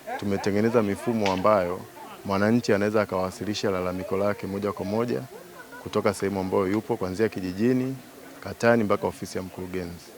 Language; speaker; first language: Swahili; native; Swahili